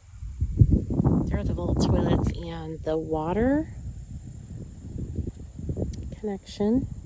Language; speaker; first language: English; native; English